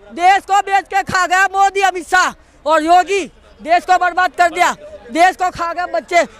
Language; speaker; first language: Hindi; non-native, local second language; Gujarati